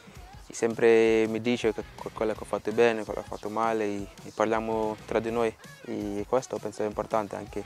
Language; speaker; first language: Italian; non-native, fluent; Portuguese